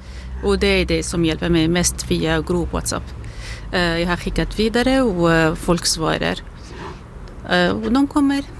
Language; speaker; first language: Swedish; non-native, learner; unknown